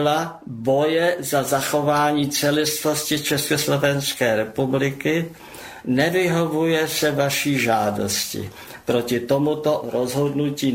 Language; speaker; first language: Czech; non-native, local second language; German